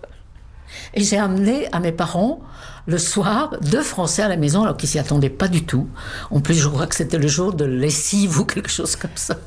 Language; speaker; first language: French; non-native, fluent; Czech